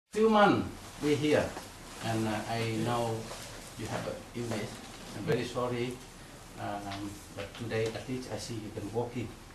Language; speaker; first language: English; non-native, learner; Vietnamese